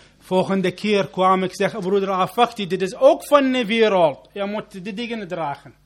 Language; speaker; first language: Dutch; non-native, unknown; Arabic